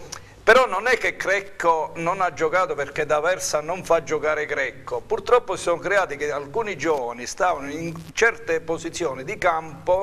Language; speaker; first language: Italian; native; Italian